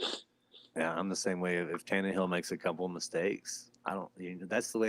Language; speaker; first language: English; native; English